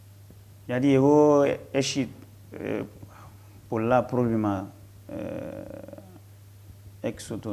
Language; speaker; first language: Greek; non-native, learner; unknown